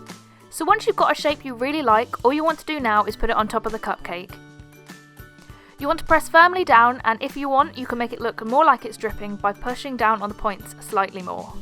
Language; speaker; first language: English; native; English